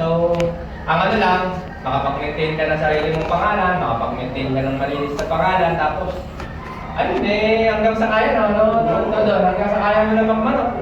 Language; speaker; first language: Filipino; non-native, local second language; Pampanga